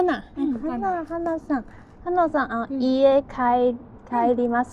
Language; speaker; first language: Japanese; non-native, learner; Chinese